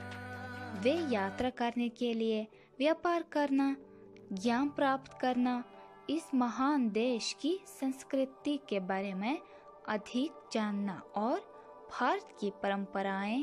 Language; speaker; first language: Hindi; non-native, learner; Uzbek